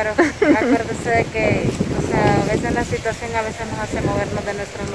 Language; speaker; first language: Spanish; native; Spanish